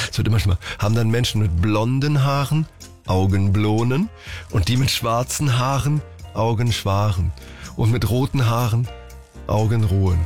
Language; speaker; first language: German; native; German